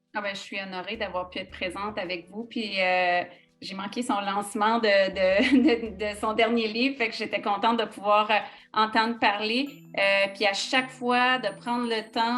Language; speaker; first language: French; native; French